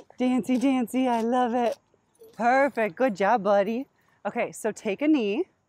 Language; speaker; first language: English; native; English